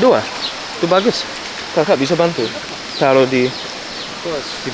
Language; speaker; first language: Indonesian; non-native, learner; English